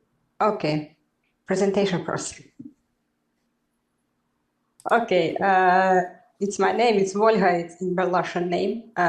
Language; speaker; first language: English; non-native, learner; Belarusian